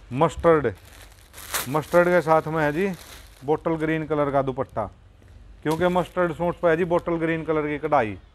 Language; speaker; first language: Hindi; native; Hindi